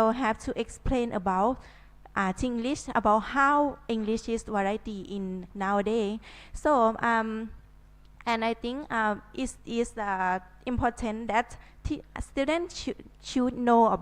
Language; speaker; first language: English; non-native, learner; Thai